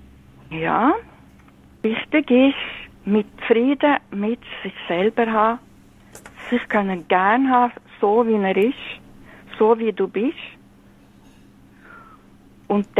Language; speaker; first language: German; non-native, fluent; Norwegian